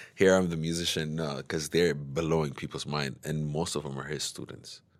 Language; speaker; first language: English; early bilingual, other home language; Amharic